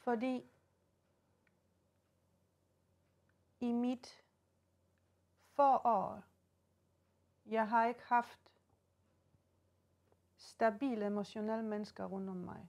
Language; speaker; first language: Danish; non-native, fluent; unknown